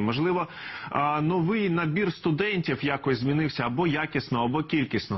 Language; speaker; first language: Ukrainian; native; Ukrainian